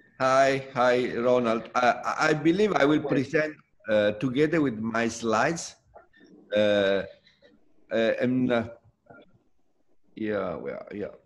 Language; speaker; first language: English; non-native, fluent; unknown